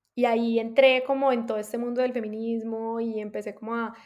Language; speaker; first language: Spanish; native; Spanish